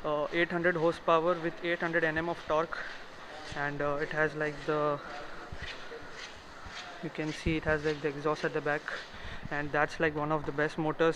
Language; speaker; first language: English; non-native, fluent; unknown